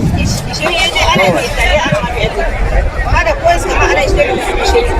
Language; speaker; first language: Arabic; non-native, learner; Indonesian